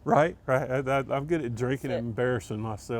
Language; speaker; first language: English; native; English